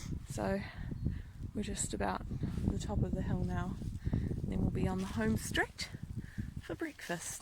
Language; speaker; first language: English; native; English